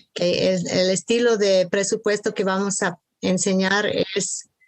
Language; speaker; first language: Spanish; early bilingual, heritage; Spanish